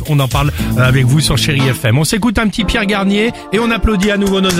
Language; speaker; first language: French; native; French